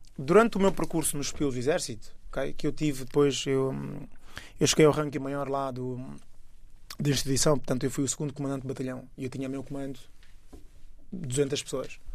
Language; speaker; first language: Portuguese; early bilingual, other home language; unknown